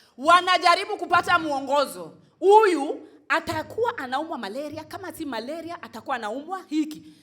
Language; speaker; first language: Swahili; non-native, local second language; Luo (Kenya and Tanzania)